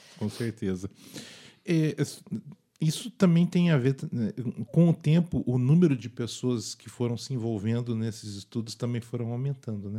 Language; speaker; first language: Portuguese; native; Portuguese